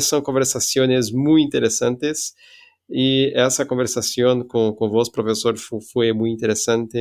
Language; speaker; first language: Spanish; non-native, fluent; Portuguese